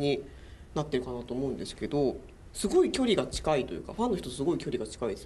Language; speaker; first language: Japanese; native; Japanese